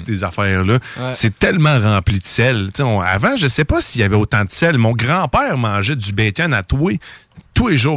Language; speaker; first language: French; native; French